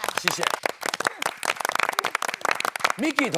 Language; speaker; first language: Chinese; native; Chinese